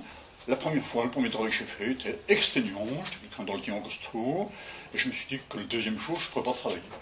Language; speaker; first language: French; native; French